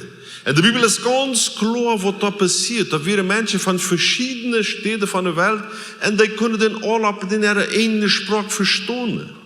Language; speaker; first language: German; non-native, learner; Plautdietsch